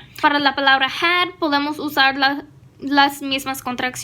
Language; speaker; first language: Spanish; non-native, fluent; English